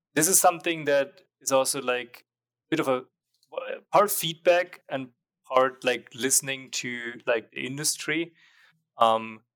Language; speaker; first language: English; non-native, fluent; German